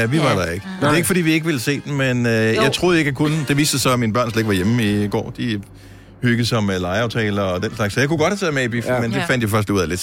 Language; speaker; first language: Danish; native; Danish